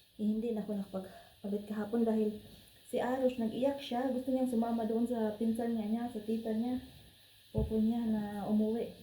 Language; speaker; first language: Filipino; non-native, local second language; Cebuano